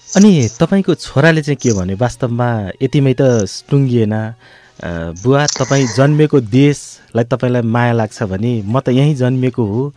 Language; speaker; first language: Nepali; native; Nepali